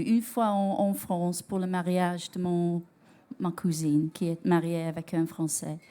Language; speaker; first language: French; non-native, learner; English